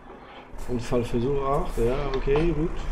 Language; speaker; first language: German; non-native, learner; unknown